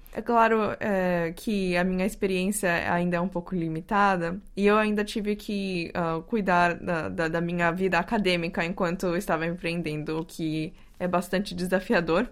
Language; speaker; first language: Portuguese; native; Portuguese